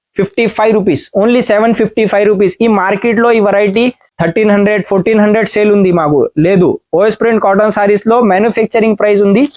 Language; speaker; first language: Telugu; non-native, learner; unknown